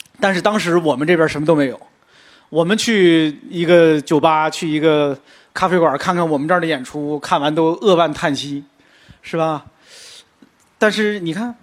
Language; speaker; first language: Chinese; native; Chinese